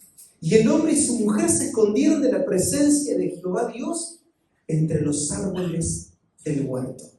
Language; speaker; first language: Spanish; native; Spanish